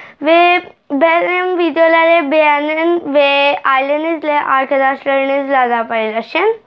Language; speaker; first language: Turkish; non-native, learner; Urdu